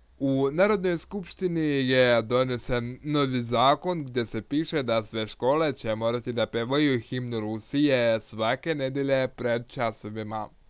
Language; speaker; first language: Croatian; non-native, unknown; Russian